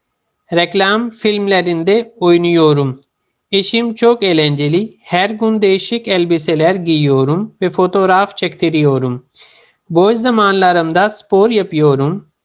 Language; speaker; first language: Turkish; non-native, fluent; Urdu